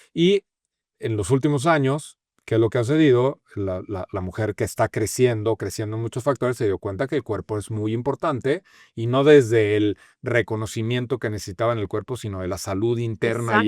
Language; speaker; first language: Spanish; native; Spanish